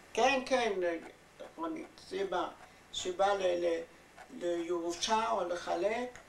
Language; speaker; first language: Hebrew; non-native, fluent; German